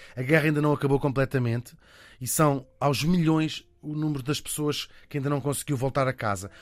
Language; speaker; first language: Portuguese; native; Portuguese